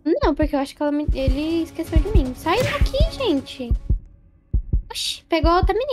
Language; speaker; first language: Portuguese; native; Portuguese